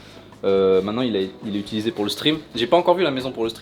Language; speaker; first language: French; native; French